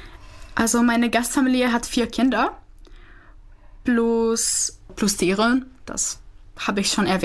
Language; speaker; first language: German; non-native, learner; Czech